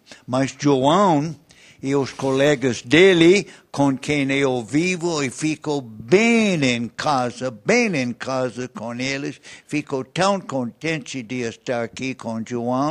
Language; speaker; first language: Portuguese; non-native, learner; English